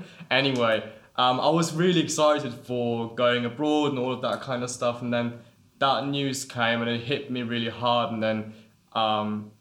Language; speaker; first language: English; non-native, fluent; German